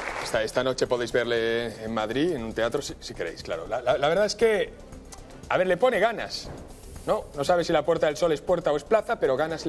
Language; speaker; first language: Spanish; native; Spanish